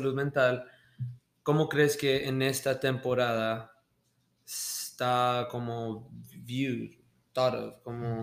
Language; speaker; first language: Spanish; early bilingual, heritage; Spanish